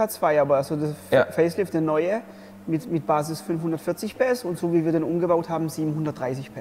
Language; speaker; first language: German; early bilingual, other home language; Polish